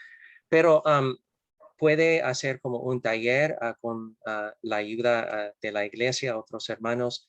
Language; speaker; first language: Spanish; non-native, fluent; English